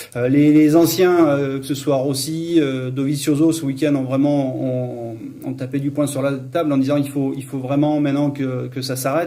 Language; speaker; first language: French; native; French